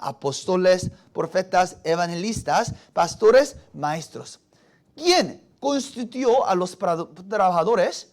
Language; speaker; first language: Spanish; non-native, fluent; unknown